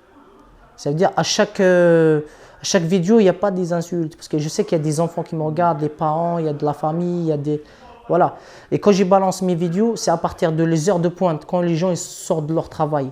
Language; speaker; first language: French; non-native, local second language; Arabic